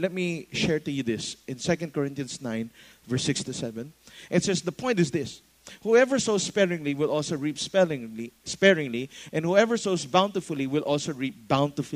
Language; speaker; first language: English; non-native, local second language; Filipino